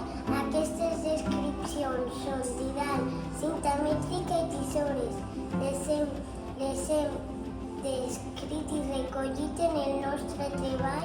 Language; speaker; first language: Catalan; non-native, local second language; Spanish